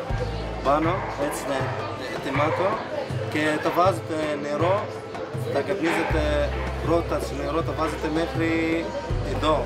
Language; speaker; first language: Greek; non-native, learner; Arabic